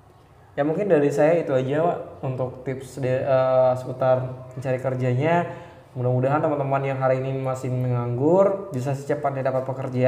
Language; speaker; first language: Indonesian; native; Indonesian